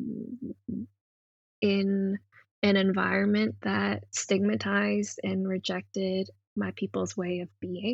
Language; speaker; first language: English; non-native, local second language; Cantonese